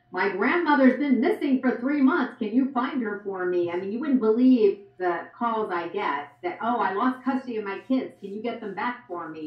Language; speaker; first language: English; native; English